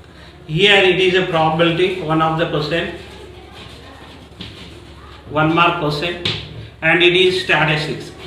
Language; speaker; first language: English; non-native, local second language; Telugu